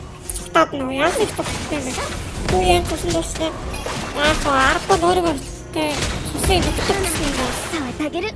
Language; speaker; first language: Mongolian; native; Mongolian